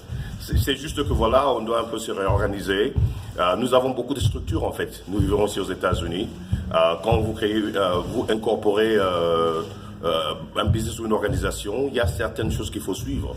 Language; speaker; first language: French; non-native, local second language; Lingala